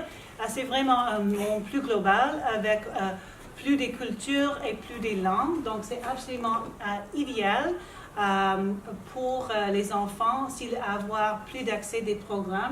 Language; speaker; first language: French; non-native, local second language; English